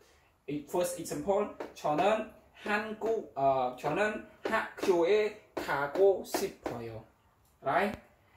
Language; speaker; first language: Korean; non-native, fluent; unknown